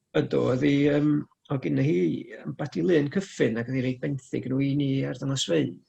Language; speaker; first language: Welsh; native; Welsh